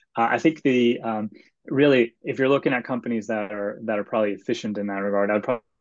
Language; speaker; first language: English; non-native, fluent; Swedish